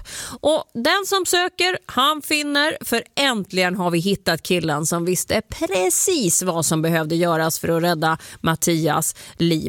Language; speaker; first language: Swedish; native; Swedish